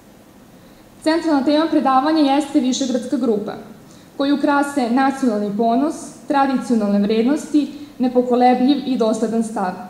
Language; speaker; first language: Serbian; native; Serbian